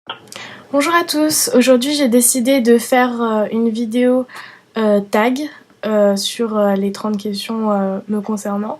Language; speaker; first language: French; early bilingual, other home language; Vietnamese